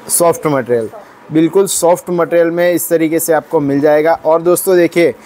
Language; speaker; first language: Hindi; non-native, local second language; Gujarati